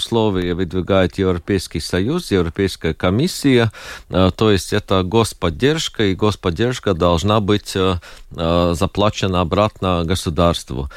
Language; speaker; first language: Russian; non-native, local second language; Latvian